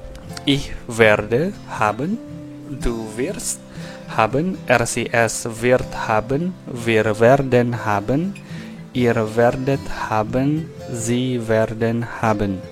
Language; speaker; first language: German; non-native, learner; Indonesian